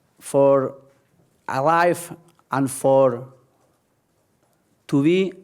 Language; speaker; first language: English; non-native, learner; Spanish